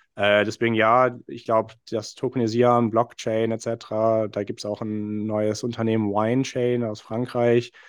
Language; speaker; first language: German; non-native, fluent; English